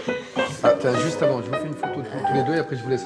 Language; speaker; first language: French; native; French